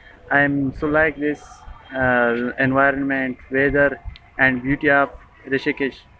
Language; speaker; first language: English; non-native, learner; Pashto